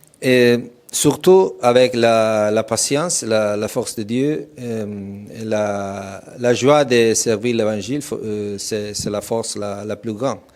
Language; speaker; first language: French; non-native, fluent; Italian